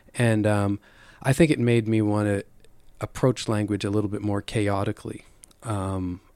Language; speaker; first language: English; native; English